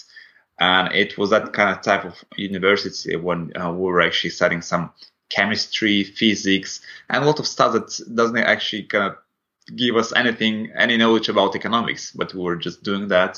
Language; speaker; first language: English; non-native, fluent; Russian